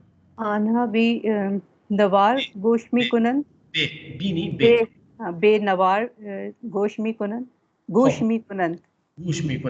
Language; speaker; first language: Persian; non-native, learner; Urdu